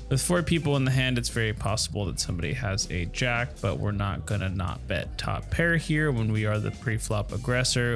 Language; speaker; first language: English; native; English